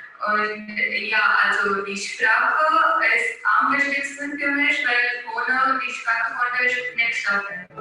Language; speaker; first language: German; non-native, fluent; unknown